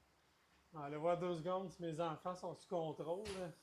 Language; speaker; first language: French; native; French